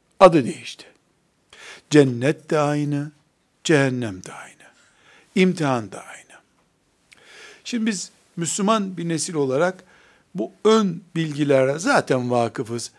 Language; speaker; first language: Turkish; native; Turkish